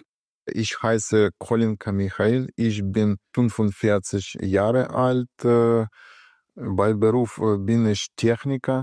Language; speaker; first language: German; non-native, learner; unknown